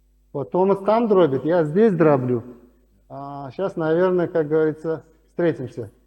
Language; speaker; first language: Russian; non-native, local second language; Uzbek